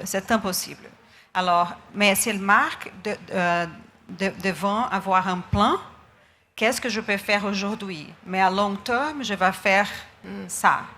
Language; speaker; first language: French; non-native, learner; Portuguese